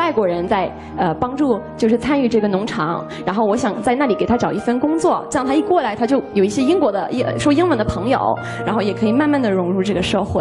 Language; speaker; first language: Chinese; non-native, fluent; English